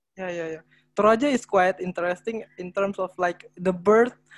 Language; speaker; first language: English; non-native, learner; Indonesian